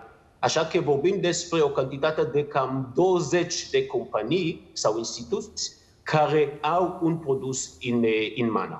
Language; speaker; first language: Romanian; non-native, learner; Hebrew